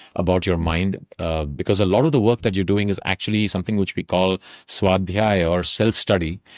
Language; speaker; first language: English; non-native, local second language; Tamil